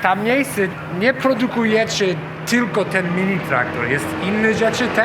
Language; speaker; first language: Polish; non-native, learner; English